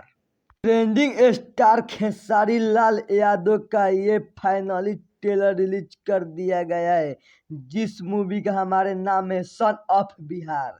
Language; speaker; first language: Hindi; non-native, local second language; Bhojpuri